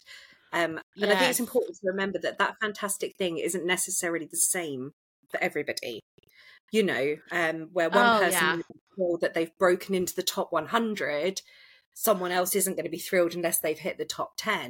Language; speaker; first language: English; native; English